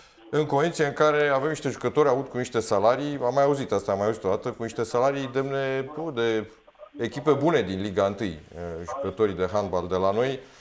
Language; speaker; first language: Romanian; native; Romanian